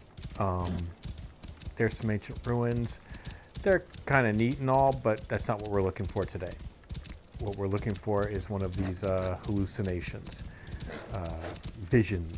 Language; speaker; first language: English; native; English